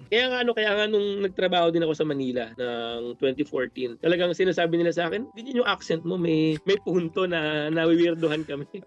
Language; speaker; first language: Filipino; early bilingual, other home language; Punjabi